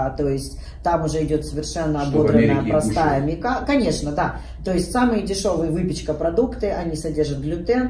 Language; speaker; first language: Russian; native; Russian